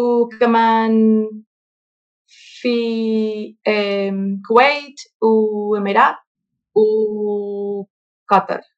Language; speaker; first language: Arabic; non-native, learner; Spanish